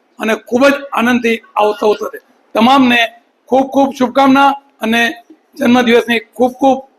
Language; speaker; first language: Gujarati; non-native, local second language; Sindhi